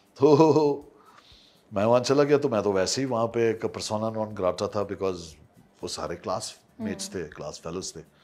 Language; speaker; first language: Urdu; native; Urdu